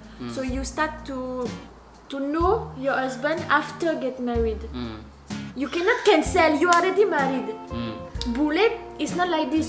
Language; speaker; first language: English; non-native, learner; French